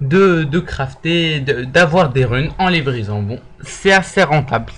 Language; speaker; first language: French; native; French